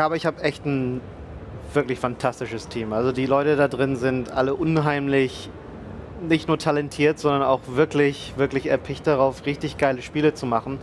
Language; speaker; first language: German; native; German